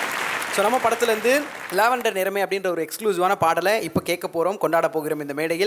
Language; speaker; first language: Tamil; native; Tamil